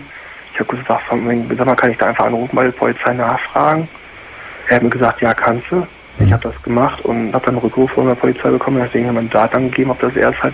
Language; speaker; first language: German; native; German